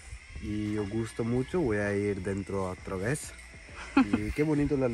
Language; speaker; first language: Spanish; non-native, learner; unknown